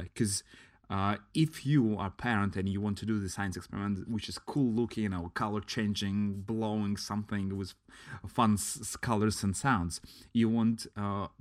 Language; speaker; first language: English; non-native, fluent; Latvian